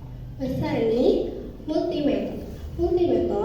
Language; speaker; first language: Arabic; non-native, learner; Indonesian